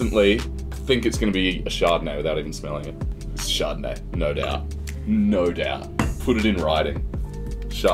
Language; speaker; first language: English; native; English